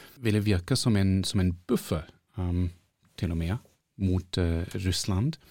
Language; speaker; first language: Norwegian; non-native, fluent; German